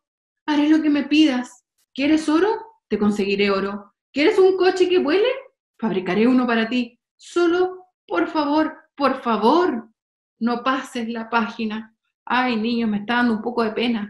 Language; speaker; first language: Spanish; native; Spanish